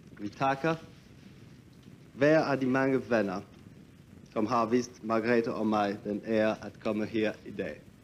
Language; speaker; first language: Danish; non-native, fluent; French